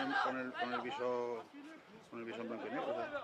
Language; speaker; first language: Spanish; native; Spanish